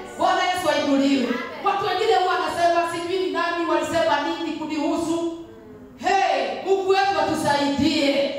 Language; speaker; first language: Swahili; non-native, local second language; Kikuyu